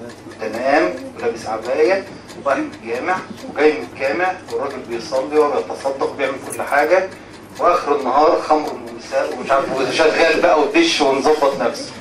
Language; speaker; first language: Arabic; native; Arabic